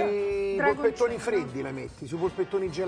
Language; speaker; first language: Italian; native; Italian